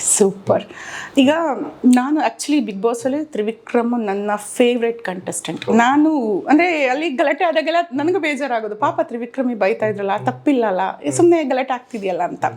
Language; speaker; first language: Kannada; native; Kannada